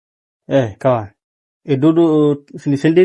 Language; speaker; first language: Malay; non-native, learner; Bangla